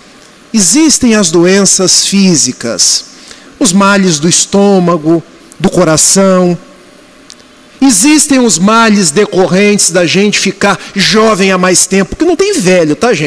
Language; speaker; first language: Portuguese; native; Portuguese